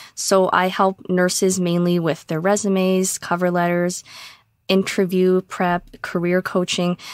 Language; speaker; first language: English; native; English